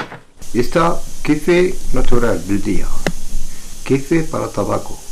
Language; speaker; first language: Spanish; non-native, learner; Arabic